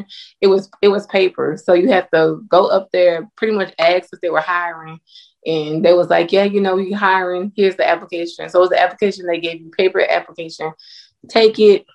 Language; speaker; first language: English; native; English